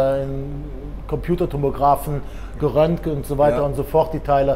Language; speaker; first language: German; native; German